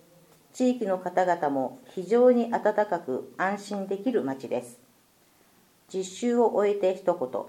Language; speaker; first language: Japanese; native; Japanese